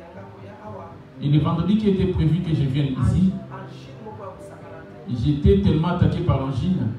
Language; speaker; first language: French; non-native, local second language; Lingala